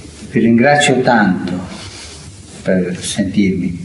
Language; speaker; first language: Italian; non-native, fluent; Spanish